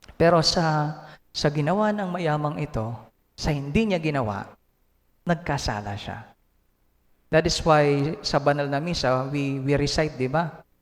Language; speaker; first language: Filipino; non-native, local second language; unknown